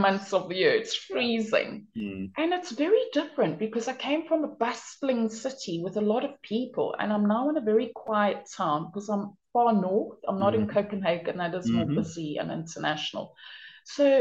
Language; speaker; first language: English; native; English